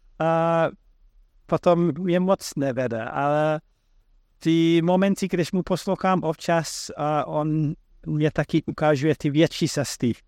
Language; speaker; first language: Czech; non-native, fluent; English